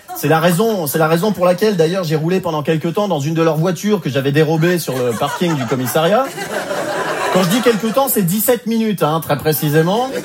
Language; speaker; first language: French; native; French